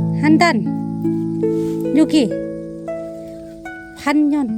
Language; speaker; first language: Korean; non-native, learner; Thai